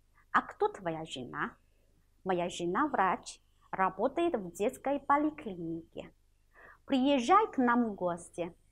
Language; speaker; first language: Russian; non-native, fluent; Chinese